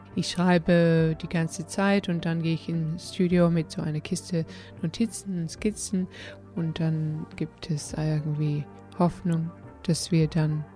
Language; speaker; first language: German; early bilingual, heritage; English